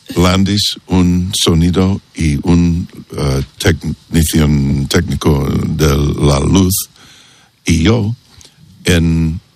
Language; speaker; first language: Spanish; non-native, learner; English